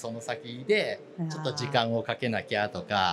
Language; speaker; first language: Japanese; native; Japanese